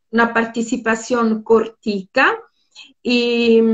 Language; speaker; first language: Spanish; non-native, fluent; Italian